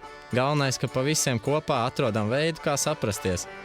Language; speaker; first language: Latvian; native; Latvian